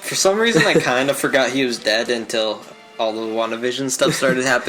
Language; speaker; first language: English; native; English